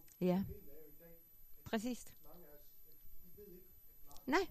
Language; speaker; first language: Danish; non-native, fluent; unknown